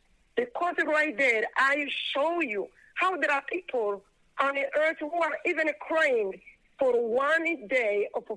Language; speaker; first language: English; non-native, local second language; Kinyarwanda